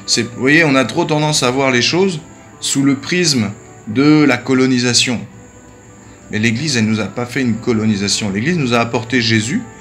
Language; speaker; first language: French; native; French